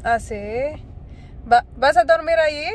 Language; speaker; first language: Spanish; non-native, fluent; Filipino